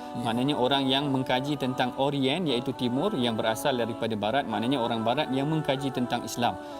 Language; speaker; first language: Malay; native; Malay